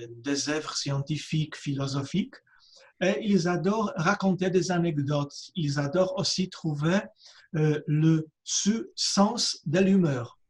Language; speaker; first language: French; non-native, fluent; Polish